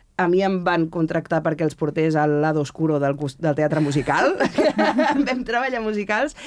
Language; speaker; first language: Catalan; native; Catalan